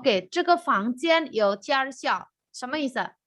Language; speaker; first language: Chinese; non-native, fluent; Indonesian